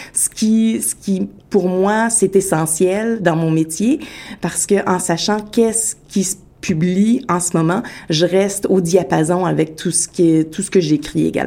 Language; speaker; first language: French; native; French